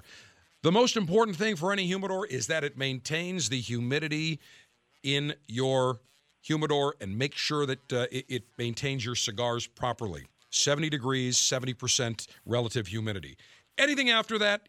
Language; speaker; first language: English; native; English